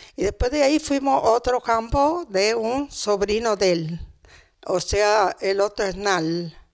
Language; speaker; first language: Spanish; non-native, fluent; Italian